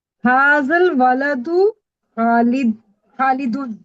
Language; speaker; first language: Arabic; non-native, learner; Urdu